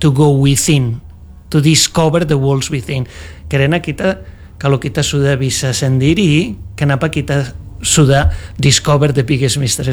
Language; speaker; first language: English; non-native, fluent; Spanish